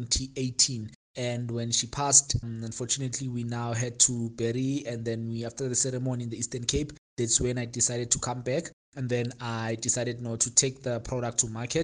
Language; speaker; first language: English; non-native, local second language; Xhosa